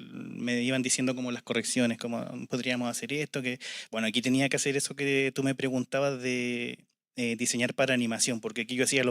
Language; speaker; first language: Spanish; native; Spanish